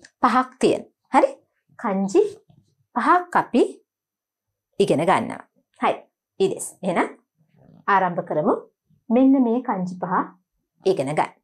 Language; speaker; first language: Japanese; non-native, learner; Sinhala